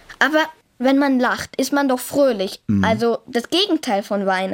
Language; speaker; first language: German; native; German